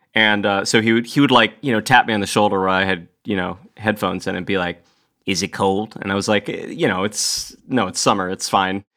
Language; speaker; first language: English; native; English